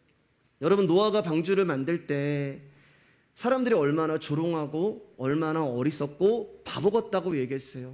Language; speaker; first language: Korean; native; Korean